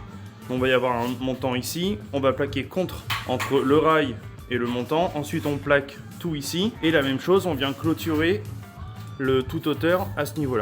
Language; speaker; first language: French; native; French